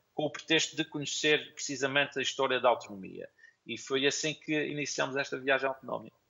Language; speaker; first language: Portuguese; native; Portuguese